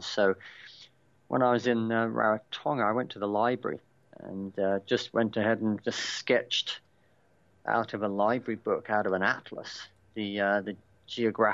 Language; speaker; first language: English; native; English